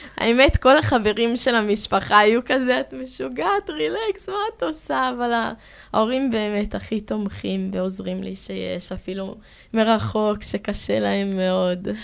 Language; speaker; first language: Hebrew; early bilingual, heritage; Hebrew